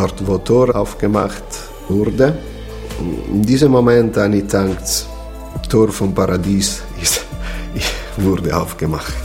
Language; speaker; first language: German; non-native, learner; Italian